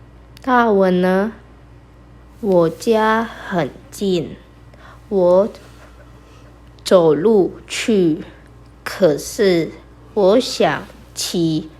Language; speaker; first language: Chinese; non-native, fluent; Indonesian